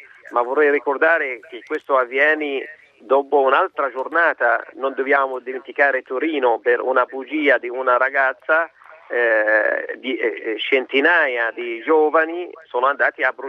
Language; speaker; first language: Italian; non-native, fluent; Arabic